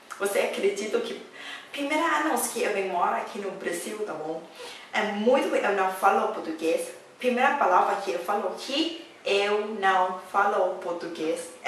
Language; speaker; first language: Portuguese; non-native, learner; Thai